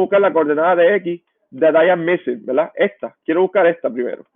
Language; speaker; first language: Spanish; native; Spanish